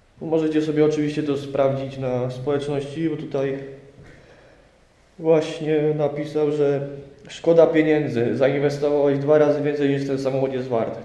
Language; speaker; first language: Polish; native; Polish